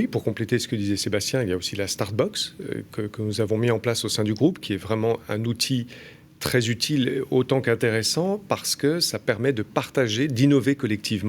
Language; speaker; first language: French; native; French